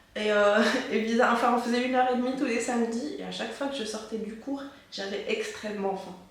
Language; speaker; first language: French; non-native, local second language; Arabic